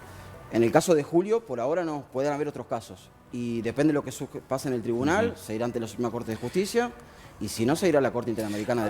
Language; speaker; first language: Spanish; native; Spanish